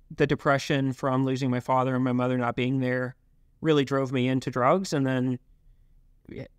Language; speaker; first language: English; native; English